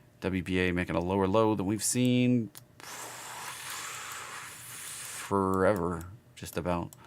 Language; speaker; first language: English; native; English